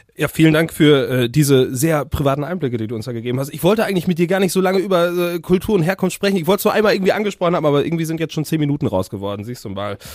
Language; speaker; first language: German; native; German